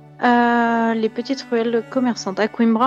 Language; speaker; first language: French; non-native, local second language; Portuguese